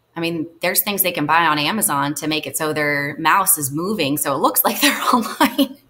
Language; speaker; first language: English; native; English